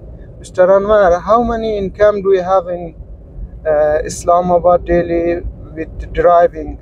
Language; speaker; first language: English; non-native, learner; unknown